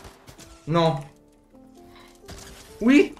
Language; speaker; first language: French; native; French